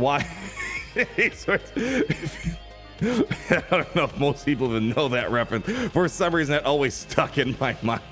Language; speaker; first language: English; native; English